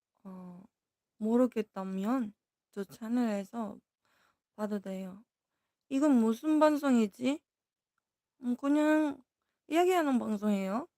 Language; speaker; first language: Korean; non-native, fluent; Filipino